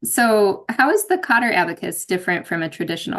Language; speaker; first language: English; native; English